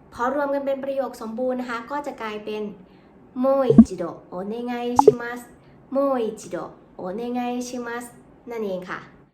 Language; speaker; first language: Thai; native; Thai